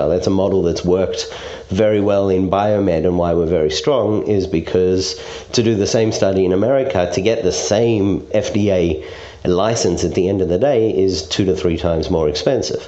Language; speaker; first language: English; native; English